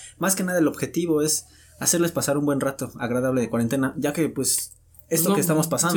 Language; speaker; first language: Spanish; native; Spanish